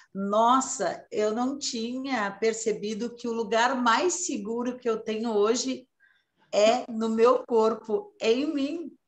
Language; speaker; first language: Portuguese; native; Portuguese